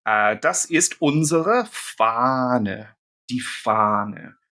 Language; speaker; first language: German; non-native, fluent; English